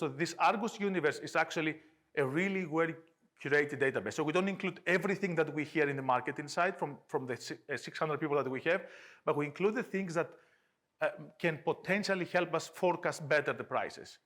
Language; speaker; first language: English; non-native, fluent; Greek